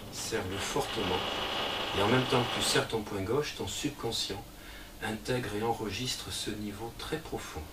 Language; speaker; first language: French; native; French